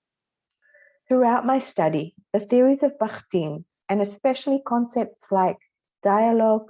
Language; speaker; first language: English; non-native, fluent; Hebrew